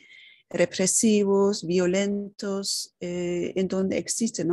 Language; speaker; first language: Spanish; non-native, fluent; Dutch